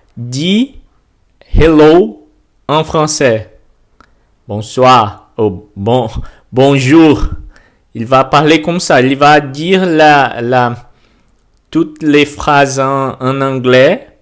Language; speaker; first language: French; non-native, learner; Portuguese